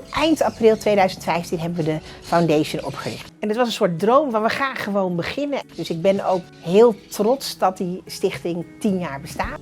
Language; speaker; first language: Dutch; early bilingual, other home language; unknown